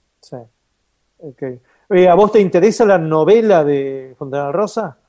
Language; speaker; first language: Spanish; native; Spanish